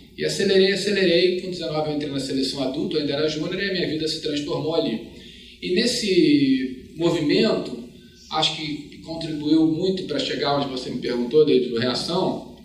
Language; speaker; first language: Portuguese; native; Portuguese